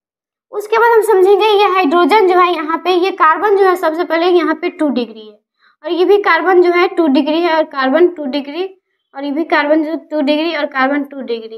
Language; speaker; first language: Hindi; native; Hindi